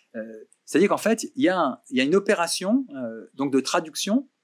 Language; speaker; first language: French; native; French